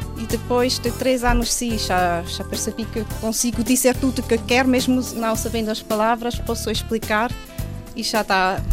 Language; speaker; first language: Portuguese; non-native, fluent; Swiss German